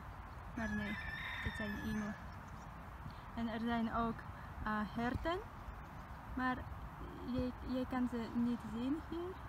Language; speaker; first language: Dutch; non-native, learner; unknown